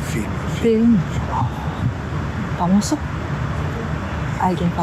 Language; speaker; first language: Spanish; non-native, learner; Korean